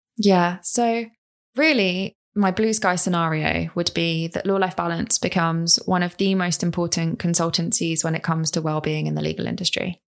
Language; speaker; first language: English; native; English